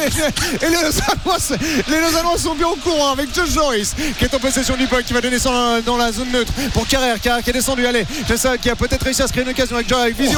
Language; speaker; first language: French; native; French